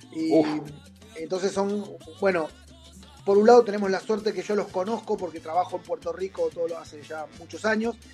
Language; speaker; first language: Spanish; native; Spanish